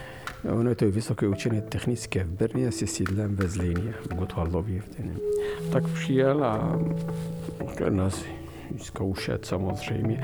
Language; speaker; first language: Czech; non-native, fluent; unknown